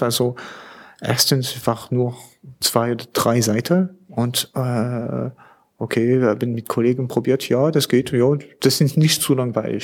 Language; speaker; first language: German; non-native, learner; French